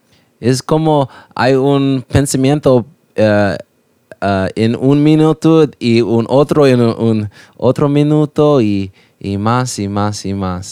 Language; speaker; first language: Spanish; non-native, learner; English